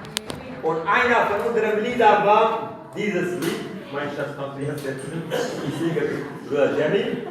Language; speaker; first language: German; non-native, fluent; Kurdish